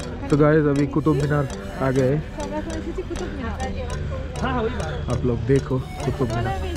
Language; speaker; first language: Hindi; non-native, local second language; Bangla